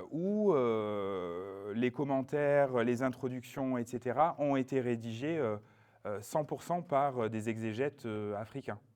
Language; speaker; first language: French; native; French